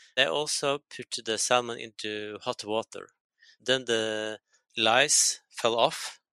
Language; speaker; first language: English; non-native, fluent; Norwegian